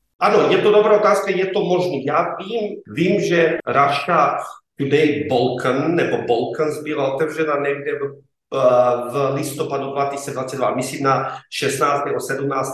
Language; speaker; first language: Czech; non-native, fluent; Serbian